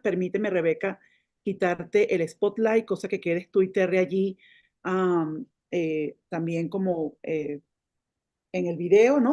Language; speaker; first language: Spanish; native; Spanish